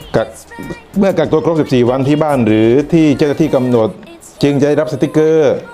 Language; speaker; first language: Thai; non-native, local second language; Northern Khmer